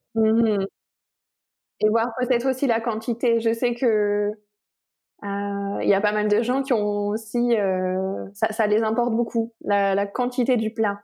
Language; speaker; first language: French; native; French